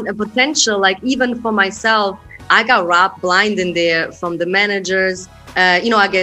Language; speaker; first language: English; non-native, fluent; Swiss German